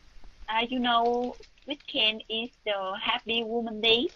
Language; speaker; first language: English; non-native, learner; Vietnamese